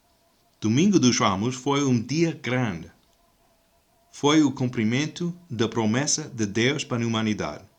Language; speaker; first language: Portuguese; non-native, fluent; English